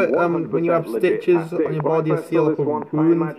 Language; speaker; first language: English; native; English